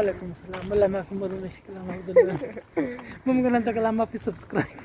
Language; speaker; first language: Arabic; non-native, learner; Punjabi